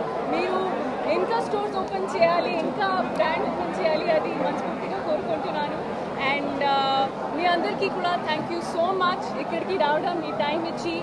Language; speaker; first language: Telugu; non-native, fluent; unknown